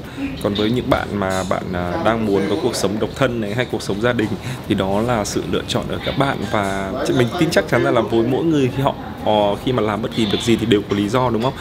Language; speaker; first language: Vietnamese; native; Vietnamese